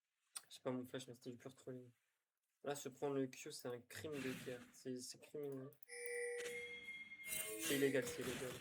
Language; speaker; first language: French; native; French